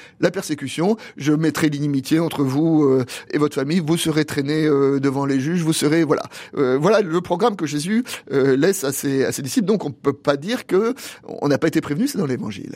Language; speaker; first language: French; native; French